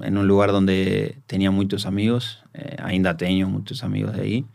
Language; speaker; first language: Portuguese; non-native, learner; Spanish